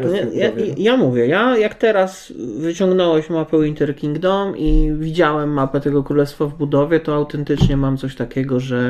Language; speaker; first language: Polish; native; Polish